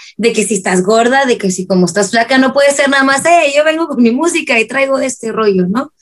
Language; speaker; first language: Spanish; native; Spanish